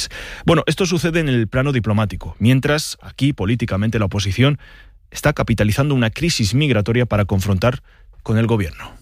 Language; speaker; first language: Spanish; native; Spanish